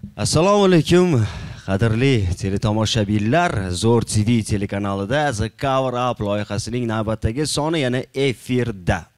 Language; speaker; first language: Uzbek; native; Uzbek